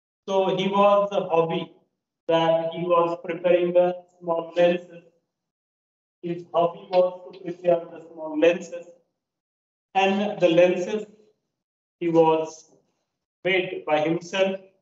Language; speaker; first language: English; non-native, local second language; Marathi